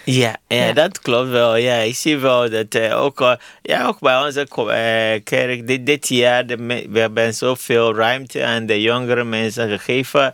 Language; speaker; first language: Dutch; non-native, learner; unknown